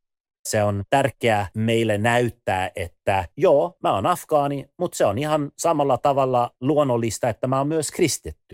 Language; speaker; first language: Finnish; early bilingual, other home language; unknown